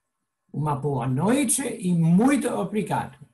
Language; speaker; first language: Portuguese; non-native, fluent; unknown